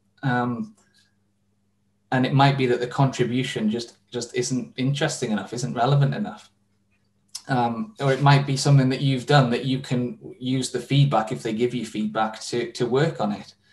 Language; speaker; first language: English; native; English